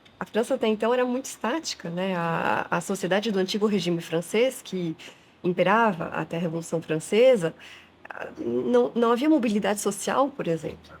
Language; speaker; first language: Portuguese; non-native, fluent; French